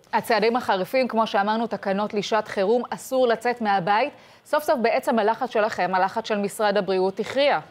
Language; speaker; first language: Hebrew; native; Hebrew